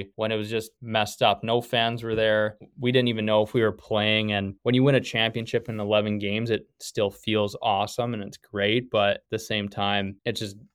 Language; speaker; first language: English; native; English